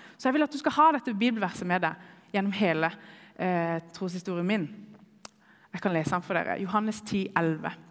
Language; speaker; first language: Norwegian; early bilingual, other home language; Kurdish